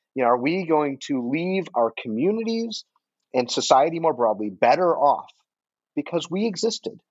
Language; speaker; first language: English; native; English